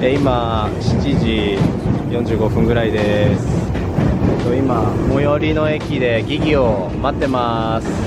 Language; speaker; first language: Japanese; native; Japanese